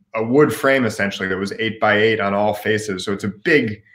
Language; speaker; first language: English; native; English